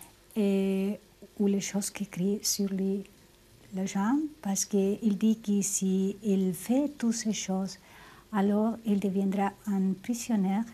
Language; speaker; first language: French; non-native, fluent; Spanish